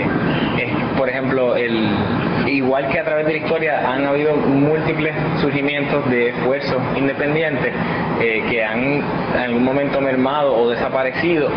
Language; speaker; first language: Spanish; native; Spanish